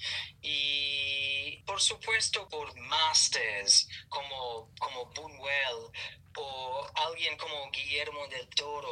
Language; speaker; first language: Spanish; non-native, learner; English